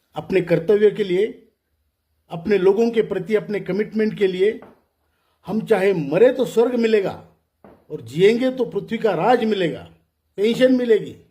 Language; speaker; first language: Hindi; non-native, local second language; Marathi